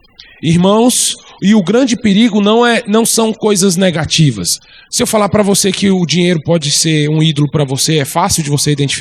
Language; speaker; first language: Portuguese; native; Portuguese